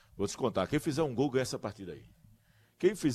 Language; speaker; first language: Portuguese; native; Portuguese